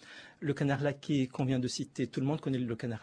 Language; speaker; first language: French; native; French